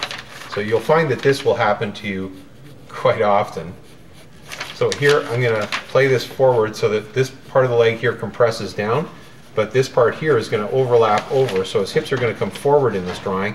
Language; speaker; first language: English; native; English